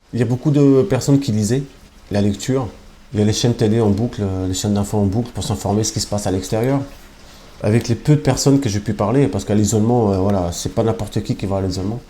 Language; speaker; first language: French; non-native, fluent; Albanian